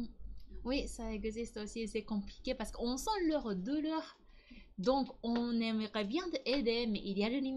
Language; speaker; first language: French; non-native, learner; Japanese